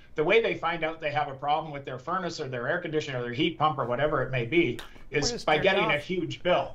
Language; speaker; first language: English; native; English